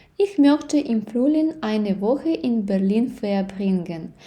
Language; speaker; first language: German; non-native, fluent; Ukrainian